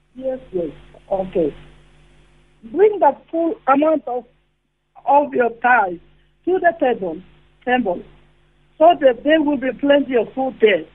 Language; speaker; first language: English; non-native, fluent; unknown